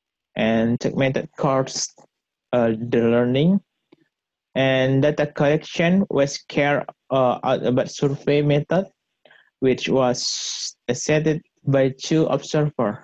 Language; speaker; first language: English; non-native, learner; Indonesian